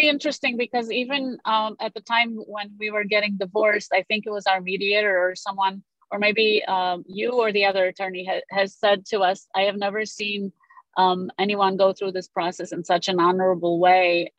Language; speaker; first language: English; non-native, fluent; Romanian